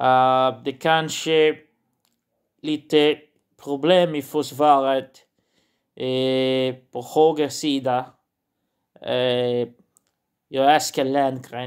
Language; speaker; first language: Swedish; non-native, learner; Portuguese